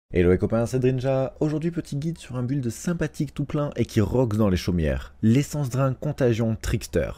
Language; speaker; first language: French; native; French